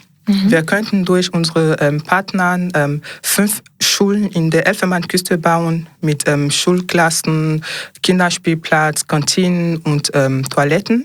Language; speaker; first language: German; non-native, fluent; French